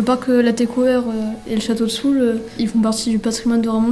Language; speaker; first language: French; native; French